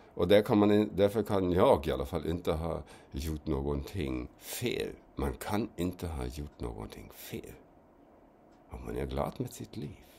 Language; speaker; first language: Swedish; non-native, fluent; German